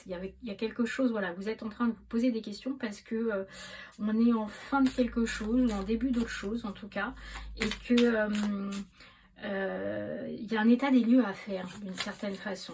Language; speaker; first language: French; native; French